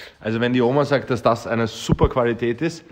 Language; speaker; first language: German; native; German